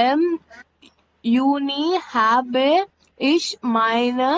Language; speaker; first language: German; non-native, learner; Tamil